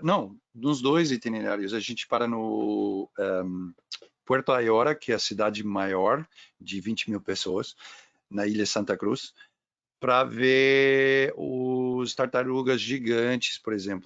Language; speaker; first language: Portuguese; non-native, fluent; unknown